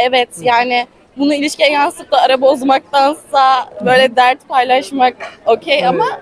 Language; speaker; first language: Turkish; non-native, fluent; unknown